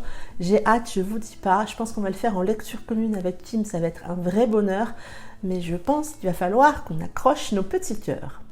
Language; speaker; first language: French; native; French